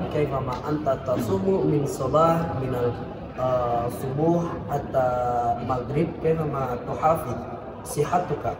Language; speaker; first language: Arabic; non-native, learner; Indonesian